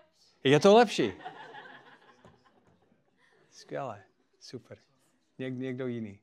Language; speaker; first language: Czech; non-native, fluent; English